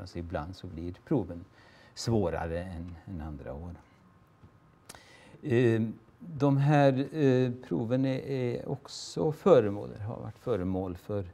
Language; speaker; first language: Swedish; native; Swedish